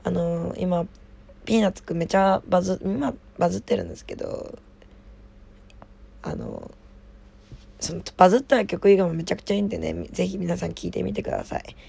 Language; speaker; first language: Japanese; native; Japanese